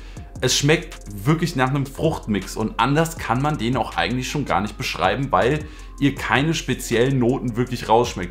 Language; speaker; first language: German; native; German